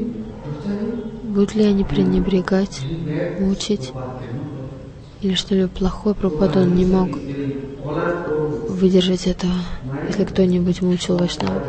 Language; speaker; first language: Russian; non-native, learner; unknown